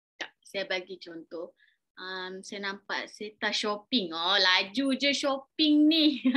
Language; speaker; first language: Malay; native; Malay